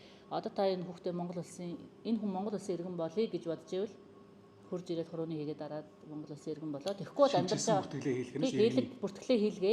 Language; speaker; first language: Mongolian; native; Mongolian